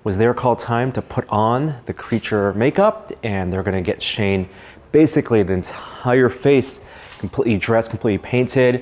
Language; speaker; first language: English; native; English